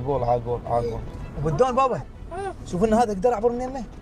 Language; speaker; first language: Arabic; native; Arabic